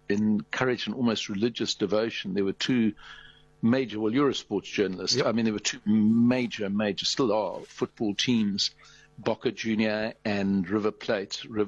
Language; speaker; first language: English; native; English